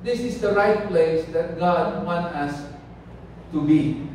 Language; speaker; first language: English; non-native, local second language; Filipino